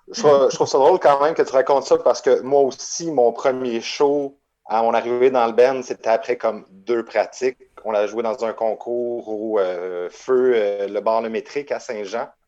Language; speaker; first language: French; native; French